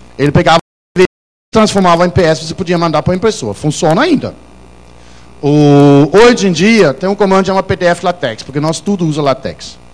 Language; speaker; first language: Portuguese; non-native, fluent; Danish